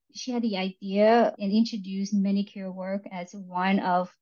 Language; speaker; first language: English; early bilingual, other home language; Vietnamese